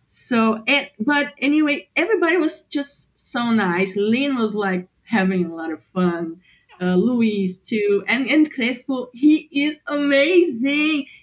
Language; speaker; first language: English; non-native, fluent; Portuguese